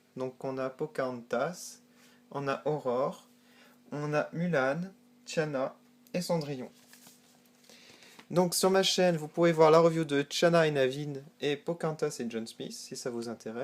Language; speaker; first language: French; native; French